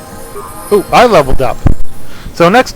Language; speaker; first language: English; native; English